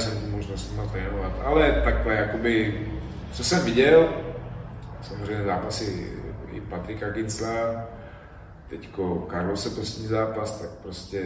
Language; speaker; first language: Czech; native; Czech